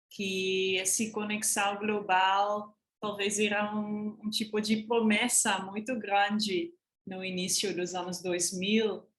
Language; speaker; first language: Portuguese; non-native, fluent; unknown